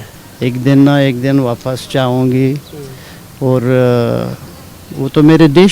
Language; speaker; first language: Hindi; non-native, learner; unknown